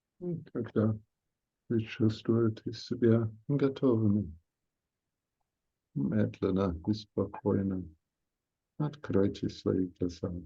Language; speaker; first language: Russian; non-native, fluent; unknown